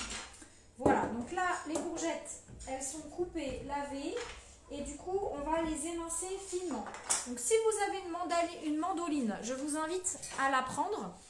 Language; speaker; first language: French; native; French